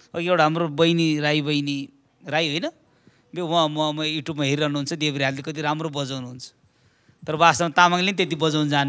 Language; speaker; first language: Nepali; non-native, local second language; Eastern Tamang